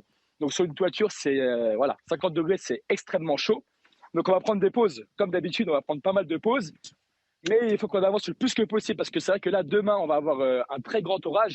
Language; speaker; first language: French; native; French